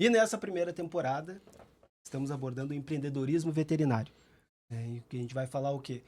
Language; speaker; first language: Portuguese; native; Portuguese